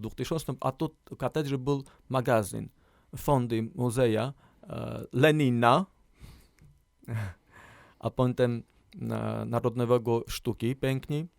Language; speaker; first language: Polish; non-native, learner; Armenian